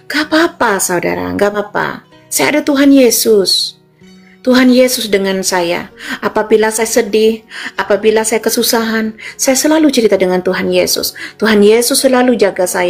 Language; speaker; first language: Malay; non-native, local second language; Madurese